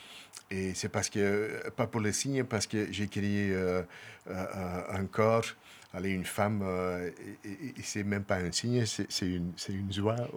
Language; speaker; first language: French; non-native, local second language; Dutch